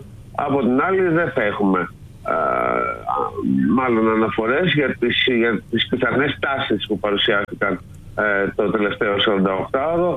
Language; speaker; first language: Greek; native; Greek